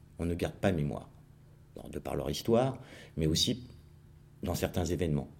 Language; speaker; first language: French; native; French